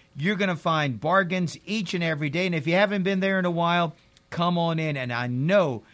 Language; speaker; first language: English; native; English